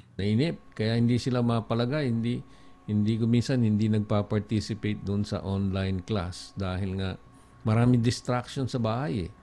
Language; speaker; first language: Filipino; native; Filipino